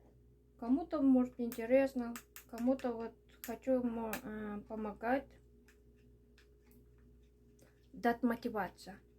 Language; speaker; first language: Russian; non-native, local second language; Uzbek